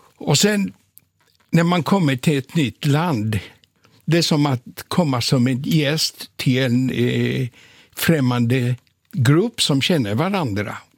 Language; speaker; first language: Swedish; non-native, fluent; Polish